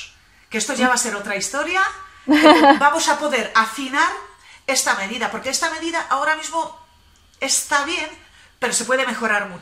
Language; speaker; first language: Spanish; non-native, fluent; Polish